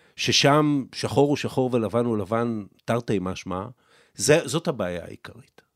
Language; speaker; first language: Hebrew; native; Hebrew